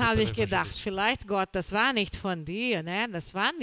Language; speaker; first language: German; non-native, learner; Portuguese